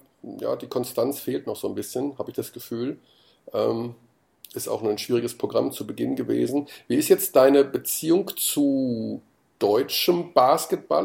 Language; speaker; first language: German; native; German